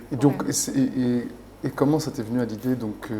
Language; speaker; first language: French; native; French